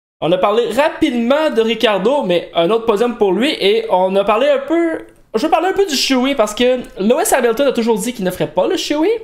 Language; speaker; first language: French; native; French